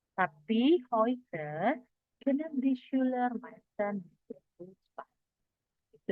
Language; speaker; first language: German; non-native, fluent; Indonesian